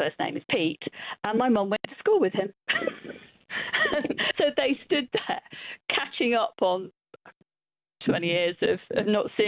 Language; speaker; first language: English; native; English